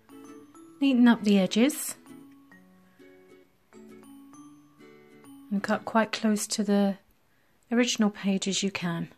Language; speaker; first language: English; native; English